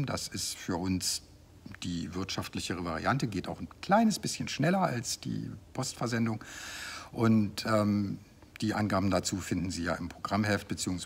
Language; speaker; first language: German; native; German